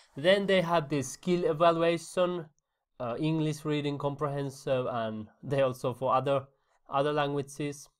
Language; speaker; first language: English; non-native, fluent; Finnish